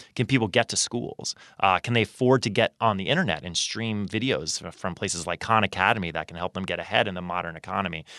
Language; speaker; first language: English; native; English